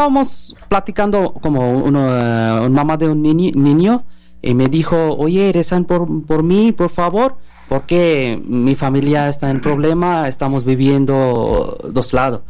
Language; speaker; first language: Spanish; non-native, learner; Bangla